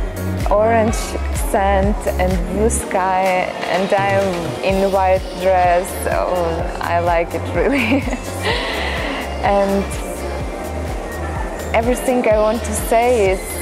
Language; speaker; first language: English; non-native, learner; Ukrainian